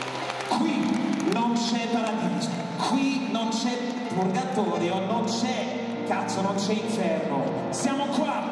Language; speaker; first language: Italian; non-native, fluent; English